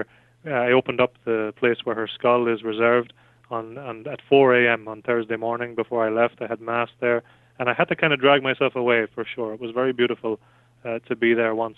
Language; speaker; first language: English; native; English